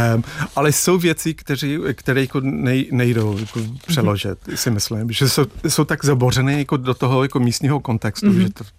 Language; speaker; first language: Czech; non-native, fluent; English